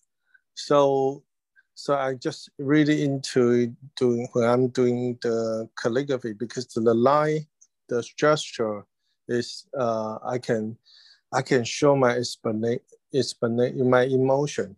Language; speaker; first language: English; non-native, learner; Chinese